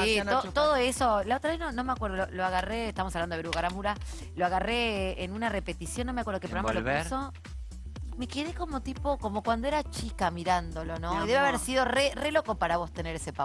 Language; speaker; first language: Spanish; native; Spanish